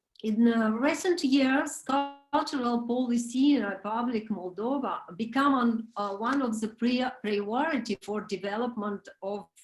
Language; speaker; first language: English; non-native, learner; Romanian